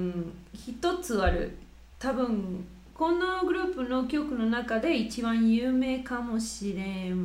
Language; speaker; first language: Japanese; non-native, fluent; Spanish